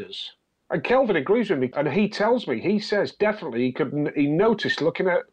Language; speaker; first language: English; native; English